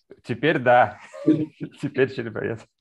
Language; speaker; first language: Russian; native; Russian